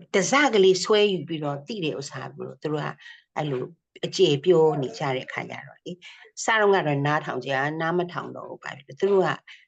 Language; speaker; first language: Burmese; non-native, local second language; S'gaw Karen